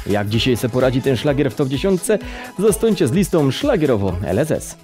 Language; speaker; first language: Polish; native; Polish